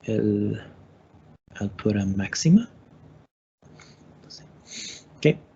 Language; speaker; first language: Spanish; non-native, learner; English